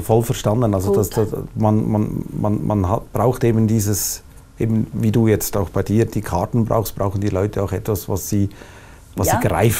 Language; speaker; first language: German; native; German